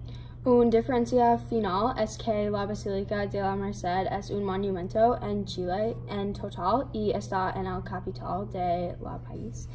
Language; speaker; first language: Spanish; non-native, learner; English